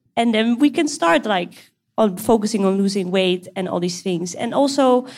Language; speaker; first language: English; non-native, fluent; Dutch